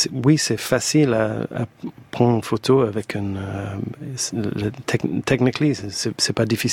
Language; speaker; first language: French; non-native, fluent; English